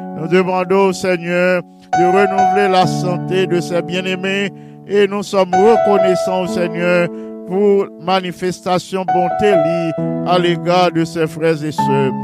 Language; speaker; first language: French; non-native, local second language; Haitian Creole